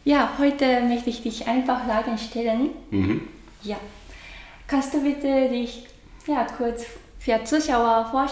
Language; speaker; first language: German; non-native, learner; Japanese